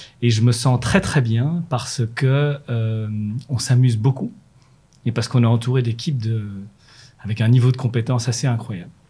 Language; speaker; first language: French; native; French